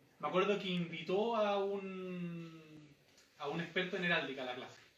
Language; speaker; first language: Spanish; native; Spanish